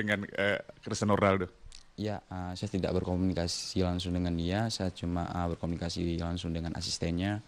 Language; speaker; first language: Indonesian; non-native, local second language; Achinese